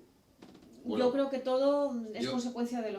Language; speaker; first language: Spanish; native; Spanish